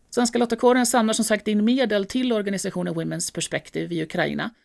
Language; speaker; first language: English; non-native, fluent; Ukrainian